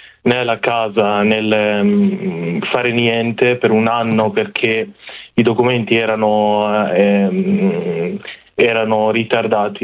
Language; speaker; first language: Italian; non-native, fluent; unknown